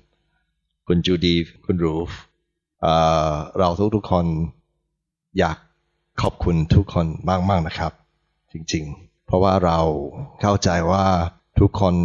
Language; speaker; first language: Thai; non-native, learner; English